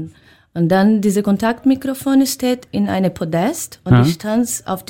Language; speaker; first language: German; non-native, learner; Portuguese